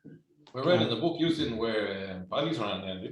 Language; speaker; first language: English; native; English